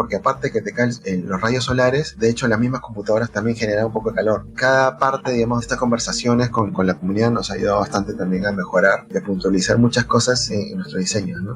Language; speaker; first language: Spanish; native; Spanish